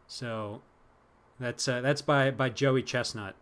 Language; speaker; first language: English; native; English